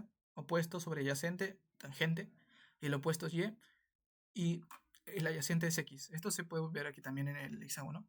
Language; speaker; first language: Spanish; native; Spanish